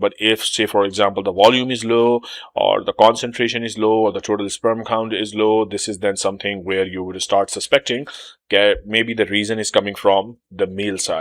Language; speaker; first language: English; non-native, local second language; Urdu